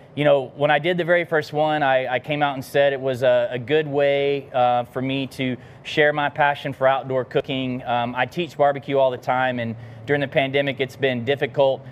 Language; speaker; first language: English; native; English